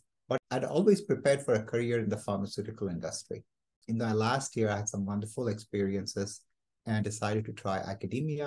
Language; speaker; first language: English; non-native, local second language; Malayalam